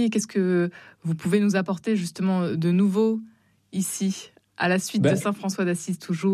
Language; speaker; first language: French; native; French